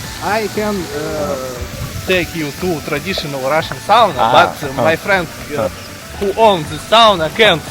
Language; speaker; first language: English; non-native, learner; Russian